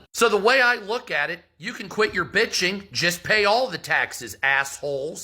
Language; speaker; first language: English; native; English